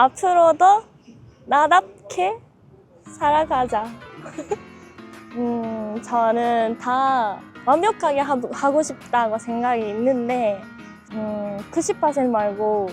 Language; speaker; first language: Korean; non-native, learner; Japanese